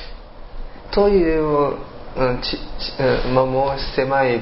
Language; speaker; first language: Japanese; non-native, learner; Chinese